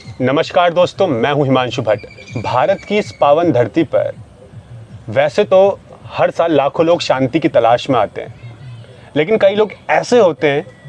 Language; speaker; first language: Hindi; native; Hindi